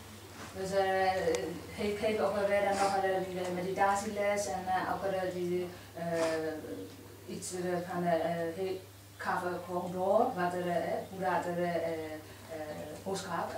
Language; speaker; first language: Dutch; non-native, learner; Burmese